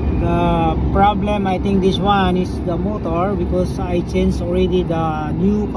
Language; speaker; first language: English; non-native, learner; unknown